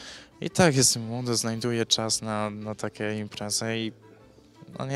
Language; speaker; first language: Polish; early bilingual, heritage; English